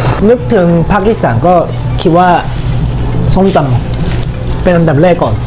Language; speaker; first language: Thai; non-native, fluent; Korean